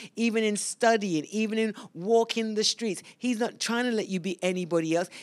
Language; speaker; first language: English; native; English